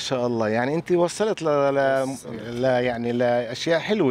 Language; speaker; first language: Arabic; native; Arabic